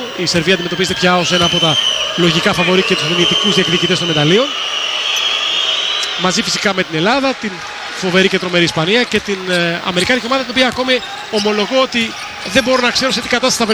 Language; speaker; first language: Greek; native; Greek